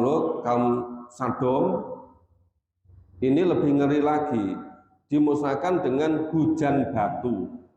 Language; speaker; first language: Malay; non-native, local second language; Javanese